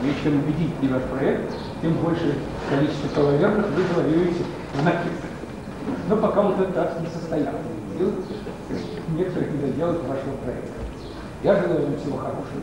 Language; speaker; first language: Russian; native; Russian